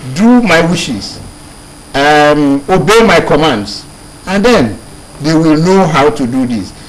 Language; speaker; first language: English; non-native, local second language; Yoruba